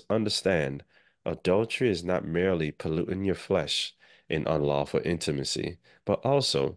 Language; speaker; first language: English; native; English